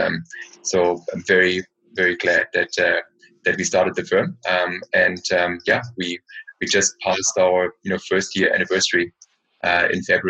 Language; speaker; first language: English; non-native, fluent; German